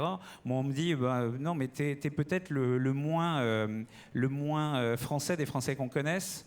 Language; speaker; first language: French; native; French